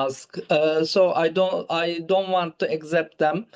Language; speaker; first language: English; non-native, fluent; Turkish